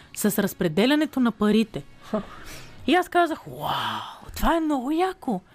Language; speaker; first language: Bulgarian; native; Bulgarian